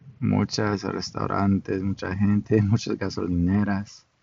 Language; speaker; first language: Spanish; non-native, fluent; English